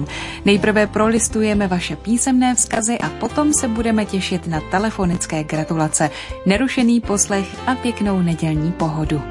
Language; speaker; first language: Czech; native; Czech